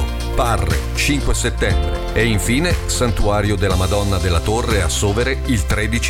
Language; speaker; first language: Italian; native; Italian